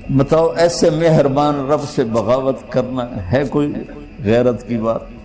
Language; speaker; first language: Urdu; non-native, local second language; Punjabi